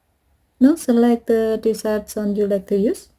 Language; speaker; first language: English; non-native, fluent; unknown